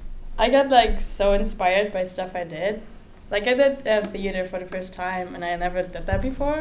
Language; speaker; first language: English; non-native, fluent; German